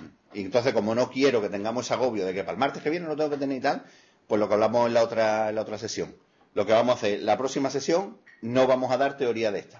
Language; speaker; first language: Spanish; native; Spanish